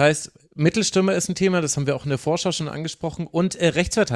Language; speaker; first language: German; native; German